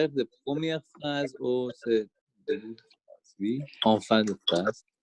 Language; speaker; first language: French; non-native, learner; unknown